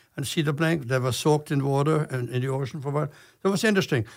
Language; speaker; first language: English; non-native, fluent; German